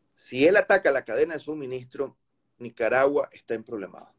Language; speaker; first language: Spanish; native; Spanish